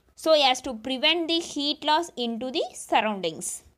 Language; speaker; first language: English; non-native, local second language; Tamil